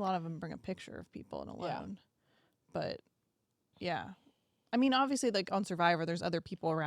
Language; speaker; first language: English; native; English